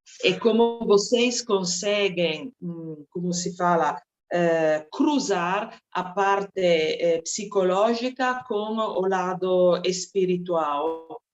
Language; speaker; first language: Portuguese; non-native, fluent; Italian